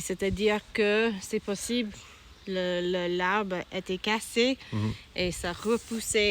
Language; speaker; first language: French; non-native, learner; English